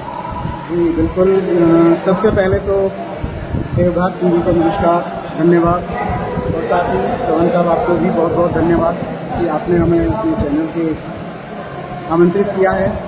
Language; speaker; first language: Hindi; non-native, local second language; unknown